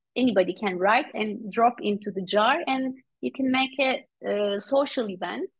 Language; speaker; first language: English; non-native, fluent; Turkish